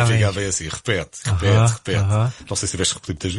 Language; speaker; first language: Portuguese; native; Portuguese